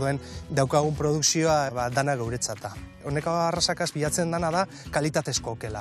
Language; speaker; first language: Basque; native; Basque